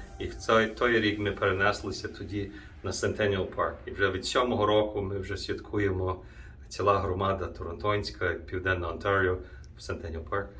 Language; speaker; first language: Ukrainian; early bilingual, heritage; Ukrainian